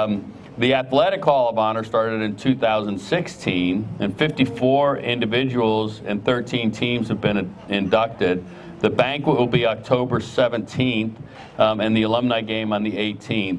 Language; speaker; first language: English; native; English